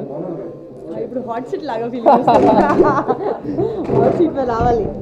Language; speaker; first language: Telugu; non-native, learner; Gujarati